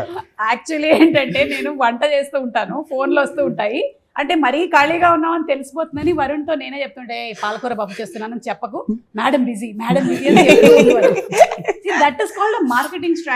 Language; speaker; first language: Telugu; native; Telugu